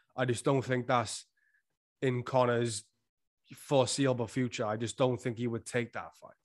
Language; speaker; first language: English; native; English